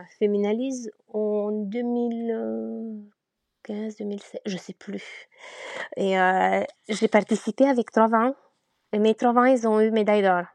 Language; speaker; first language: French; non-native, fluent; Romanian